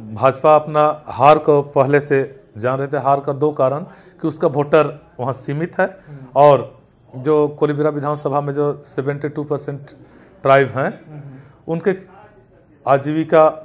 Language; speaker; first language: Hindi; native; Hindi